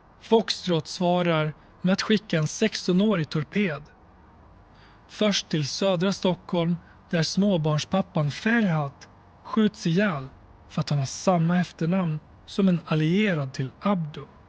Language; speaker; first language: Swedish; native; Swedish